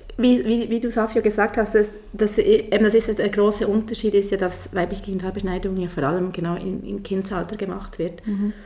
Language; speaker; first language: German; native; German